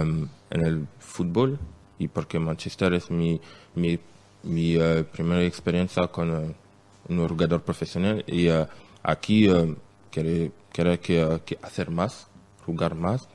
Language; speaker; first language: Spanish; non-native, learner; French